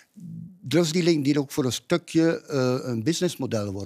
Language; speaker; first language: Dutch; native; Dutch